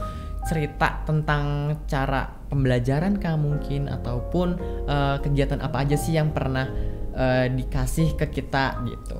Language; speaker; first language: Indonesian; native; Indonesian